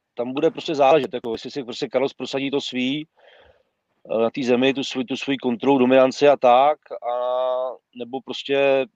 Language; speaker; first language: Czech; native; Czech